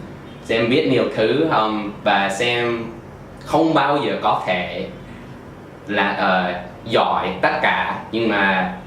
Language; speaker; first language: Vietnamese; non-native, fluent; English